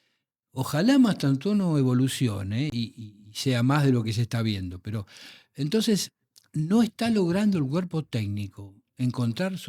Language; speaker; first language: Spanish; native; Spanish